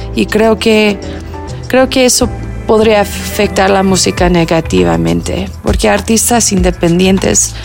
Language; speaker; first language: Spanish; early bilingual, heritage; Spanish